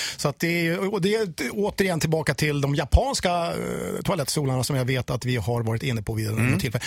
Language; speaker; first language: Swedish; native; Swedish